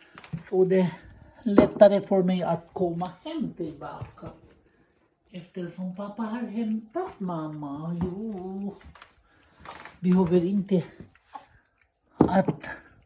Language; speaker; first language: Swedish; non-native, learner; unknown